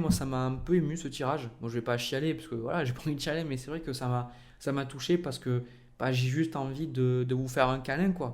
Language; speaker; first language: French; native; French